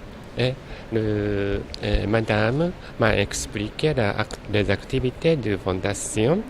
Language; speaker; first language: French; non-native, learner; Japanese